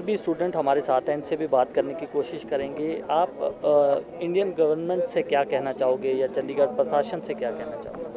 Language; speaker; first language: Hindi; non-native, local second language; Punjabi